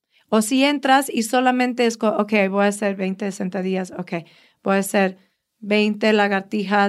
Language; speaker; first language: Spanish; early bilingual, heritage; Spanish